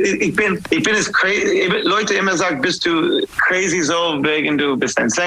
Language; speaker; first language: German; non-native, fluent; English